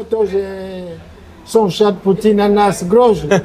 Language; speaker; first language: Polish; non-native, learner; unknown